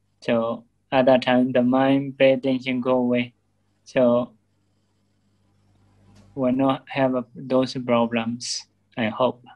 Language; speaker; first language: English; non-native, learner; Burmese